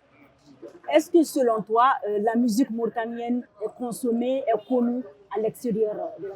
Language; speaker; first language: French; non-native, local second language; Arabic